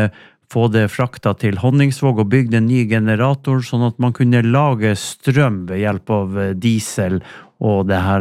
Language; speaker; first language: Norwegian; native; Norwegian